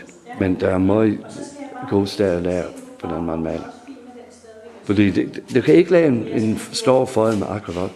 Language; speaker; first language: Danish; non-native, learner; English